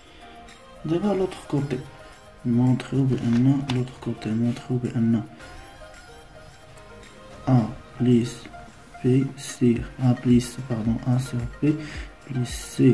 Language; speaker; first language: French; non-native, local second language; Arabic